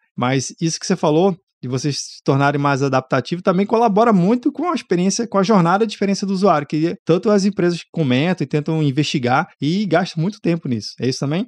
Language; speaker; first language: Portuguese; native; Portuguese